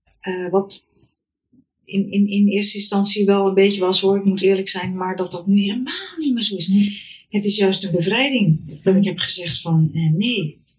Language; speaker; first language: Dutch; native; Dutch